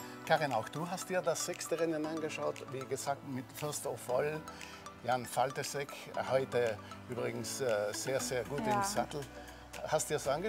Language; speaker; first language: German; native; German